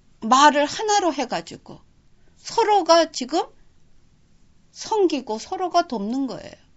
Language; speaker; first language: Korean; native; Korean